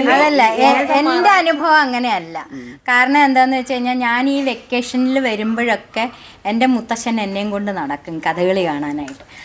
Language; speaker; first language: Malayalam; non-native, local second language; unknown